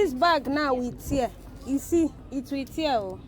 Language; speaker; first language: English; non-native, local second language; Igbo